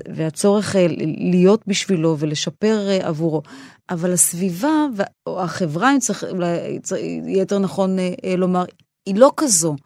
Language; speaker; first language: Hebrew; native; Hebrew